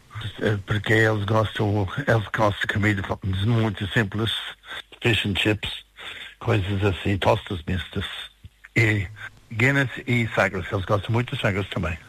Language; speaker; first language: Portuguese; non-native, fluent; English